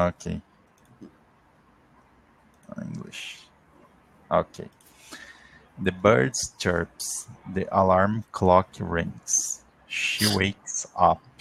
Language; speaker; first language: English; non-native, learner; Portuguese